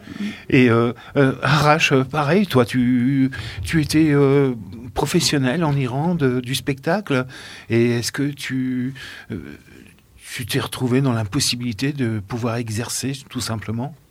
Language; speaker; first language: French; native; French